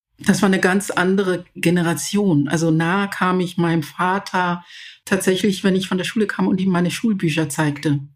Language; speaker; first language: German; early bilingual, other home language; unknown